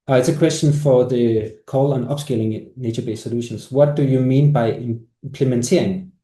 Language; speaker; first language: English; non-native, fluent; Danish